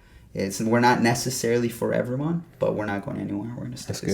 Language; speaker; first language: English; native; English